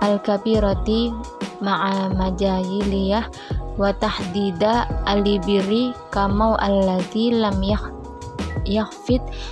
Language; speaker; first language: Arabic; non-native, learner; Indonesian